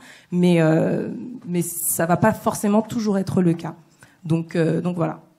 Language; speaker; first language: French; native; French